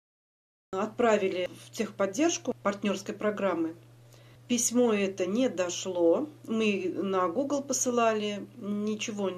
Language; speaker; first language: Russian; native; Russian